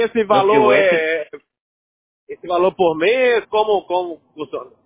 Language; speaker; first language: Spanish; non-native, learner; Portuguese